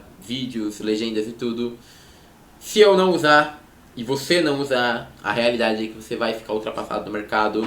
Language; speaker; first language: Portuguese; native; Portuguese